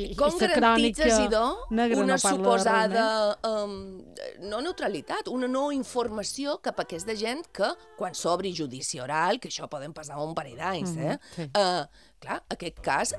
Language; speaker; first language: Catalan; native; Catalan